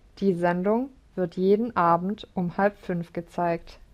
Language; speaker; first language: German; non-native, learner; English